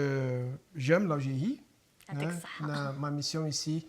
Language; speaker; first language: French; non-native, fluent; Portuguese